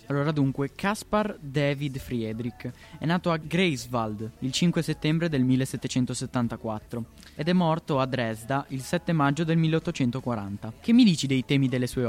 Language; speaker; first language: Italian; native; Italian